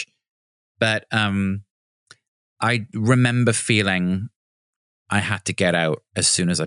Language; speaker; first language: English; native; English